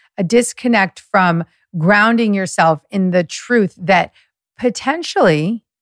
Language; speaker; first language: English; early bilingual, other home language; German